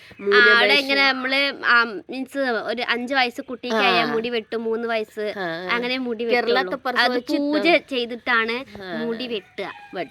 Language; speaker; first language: Malayalam; early bilingual, other home language; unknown